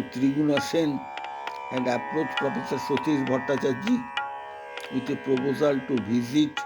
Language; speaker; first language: English; non-native, local second language; Bangla